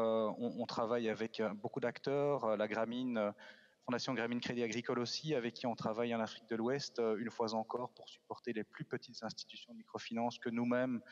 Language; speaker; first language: French; native; French